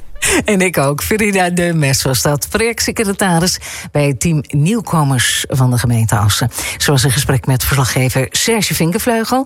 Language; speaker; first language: Dutch; native; Dutch